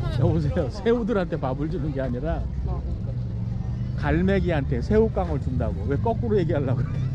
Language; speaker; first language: Korean; native; Korean